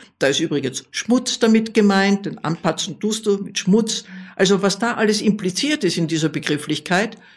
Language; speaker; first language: German; native; German